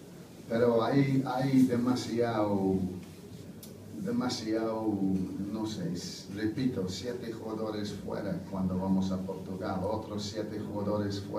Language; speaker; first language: Spanish; non-native, fluent; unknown